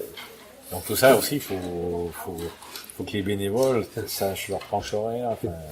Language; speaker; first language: French; native; French